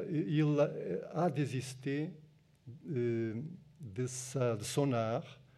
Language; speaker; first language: French; non-native, fluent; Portuguese